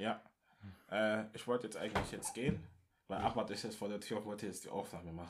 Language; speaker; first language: German; non-native, local second language; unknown